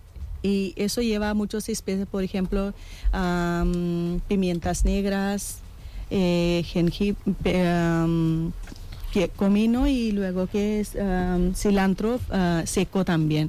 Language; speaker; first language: Spanish; non-native, learner; Punjabi